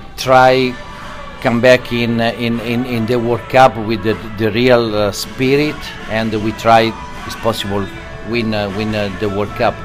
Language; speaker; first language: English; non-native, learner; Italian